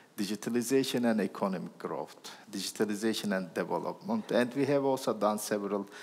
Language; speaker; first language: English; non-native, fluent; Turkish